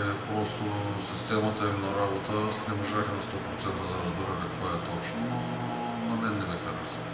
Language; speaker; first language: Bulgarian; native; Bulgarian